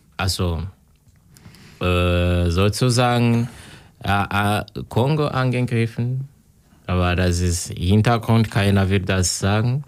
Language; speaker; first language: German; non-native, learner; Kinyarwanda